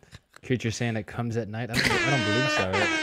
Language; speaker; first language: English; native; English